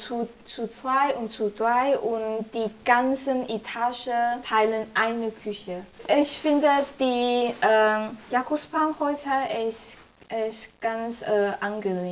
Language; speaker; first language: German; non-native, learner; English